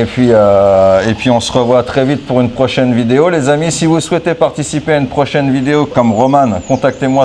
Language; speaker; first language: French; native; French